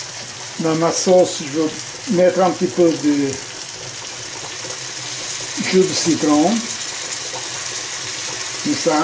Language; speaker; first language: French; non-native, fluent; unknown